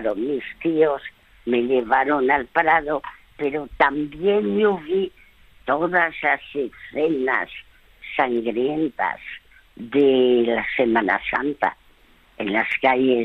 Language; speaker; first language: Spanish; early bilingual, other home language; French